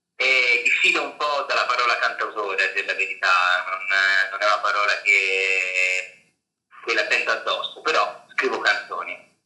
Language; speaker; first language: Italian; native; Italian